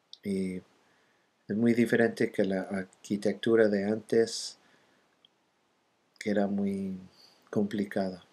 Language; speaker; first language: Spanish; non-native, fluent; English